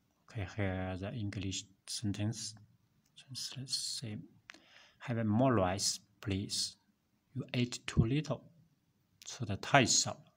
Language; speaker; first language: English; non-native, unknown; Chinese